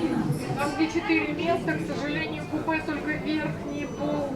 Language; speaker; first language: Russian; native; Russian